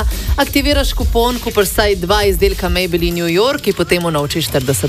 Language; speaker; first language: Slovenian; native; Slovenian